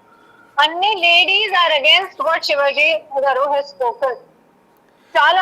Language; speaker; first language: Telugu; non-native, local second language; Hindi